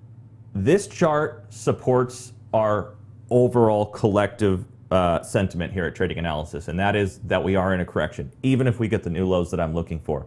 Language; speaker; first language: English; native; English